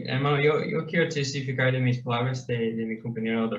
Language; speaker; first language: Spanish; non-native, learner; English